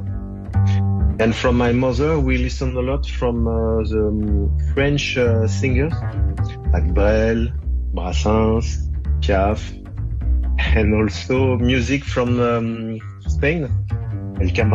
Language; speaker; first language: English; non-native, fluent; French